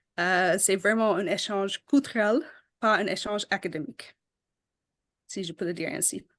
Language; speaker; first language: French; non-native, local second language; Wolof